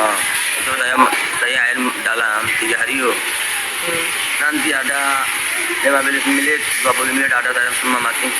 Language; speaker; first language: Indonesian; non-native, learner; Rohingya